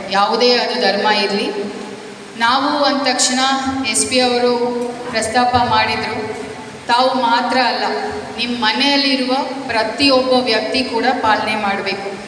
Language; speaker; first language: Kannada; native; Kannada